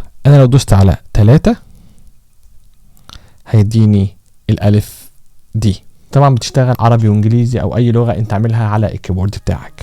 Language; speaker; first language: Arabic; native; Arabic